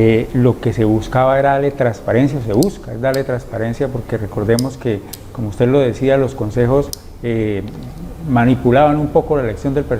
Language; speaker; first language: Spanish; native; Spanish